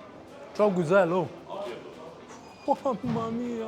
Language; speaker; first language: Turkish; non-native, learner; Italian